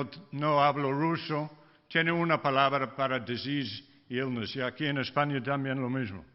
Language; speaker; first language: Spanish; non-native, fluent; English